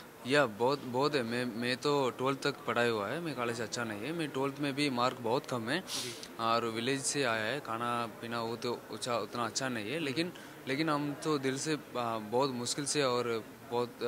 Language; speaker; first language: Hindi; non-native, local second language; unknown